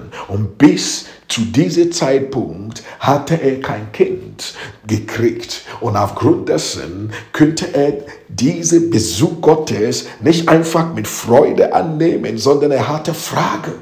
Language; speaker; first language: German; non-native, fluent; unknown